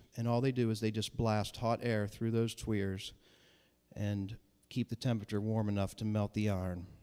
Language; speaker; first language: English; native; English